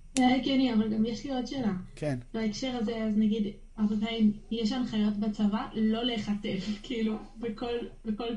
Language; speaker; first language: Hebrew; native; Hebrew